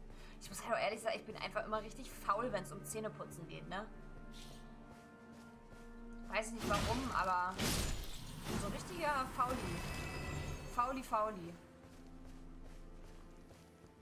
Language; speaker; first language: German; native; German